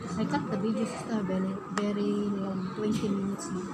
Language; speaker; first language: English; non-native, learner; Filipino